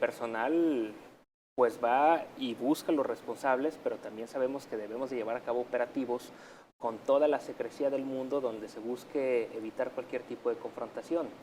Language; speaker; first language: Spanish; native; Spanish